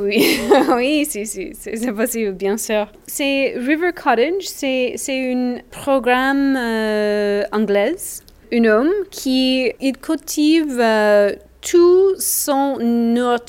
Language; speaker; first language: French; non-native, learner; English